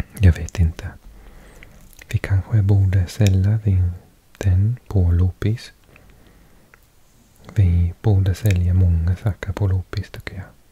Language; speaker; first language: Swedish; non-native, learner; English